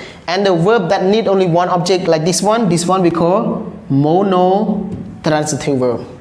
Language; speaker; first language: English; non-native, learner; Khmer